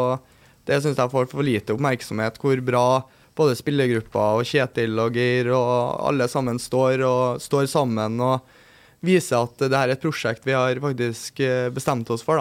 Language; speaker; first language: Norwegian; native; Norwegian